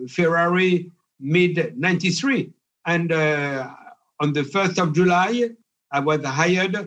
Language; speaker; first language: English; non-native, fluent; French